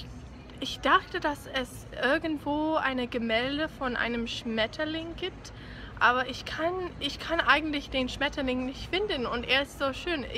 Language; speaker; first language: German; non-native, learner; English